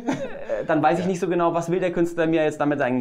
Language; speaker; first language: German; native; German